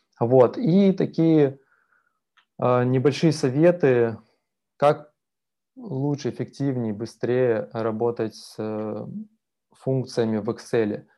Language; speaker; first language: Russian; native; Russian